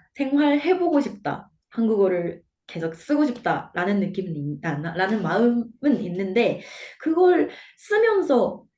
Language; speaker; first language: Korean; non-native, fluent; Japanese